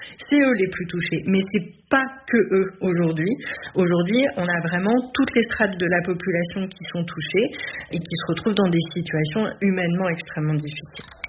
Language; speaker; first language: French; native; French